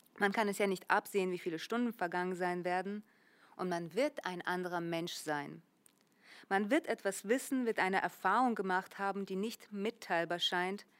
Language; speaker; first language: German; early bilingual, other home language; Russian